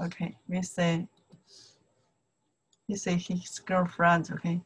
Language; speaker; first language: English; non-native, learner; Chinese